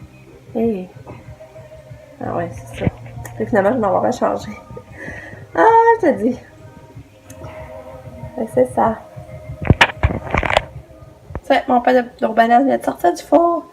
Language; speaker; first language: French; native; French